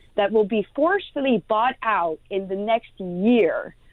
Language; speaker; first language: English; non-native, fluent; Dutch